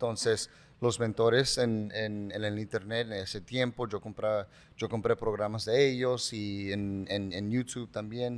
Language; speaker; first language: Spanish; early bilingual, heritage; English